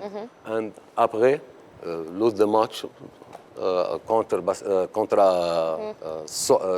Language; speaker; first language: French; non-native, learner; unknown